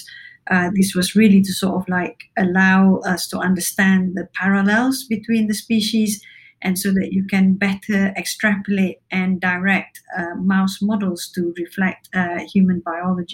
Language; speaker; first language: English; non-native, local second language; Malay